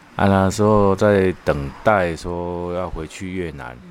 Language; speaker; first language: Chinese; native; Chinese